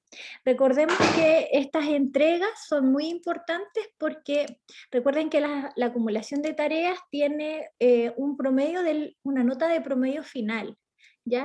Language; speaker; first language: Spanish; native; Spanish